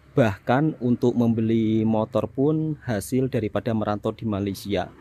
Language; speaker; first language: Indonesian; native; Indonesian